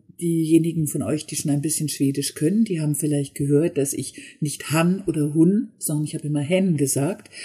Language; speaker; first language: German; native; German